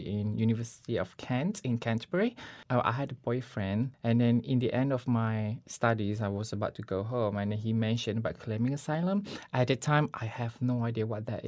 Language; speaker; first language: English; non-native, local second language; Malay